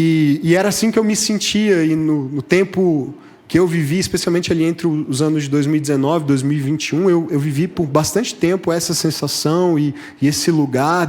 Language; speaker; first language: Portuguese; native; Portuguese